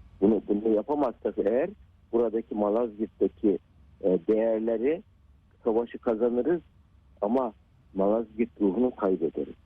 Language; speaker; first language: Turkish; native; Turkish